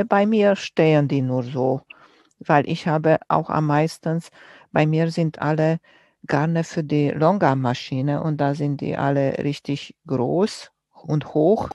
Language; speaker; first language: German; non-native, fluent; Romanian